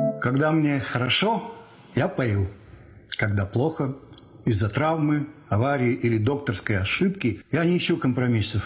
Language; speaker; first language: Russian; native; Russian